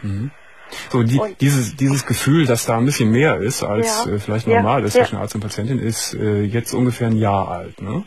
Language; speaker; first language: German; native; German